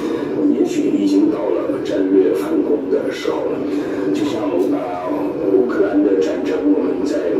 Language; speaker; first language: Chinese; native; Chinese